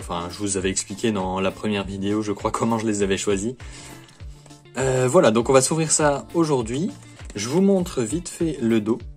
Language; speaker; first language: French; native; French